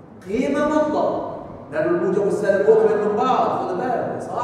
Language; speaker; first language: Arabic; native; Arabic